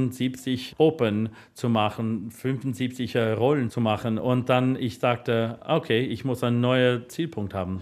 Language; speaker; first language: German; non-native, learner; English